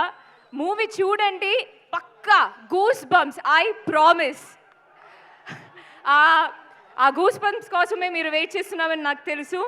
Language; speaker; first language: Telugu; non-native, fluent; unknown